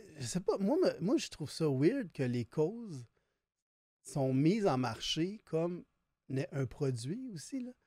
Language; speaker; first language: French; native; French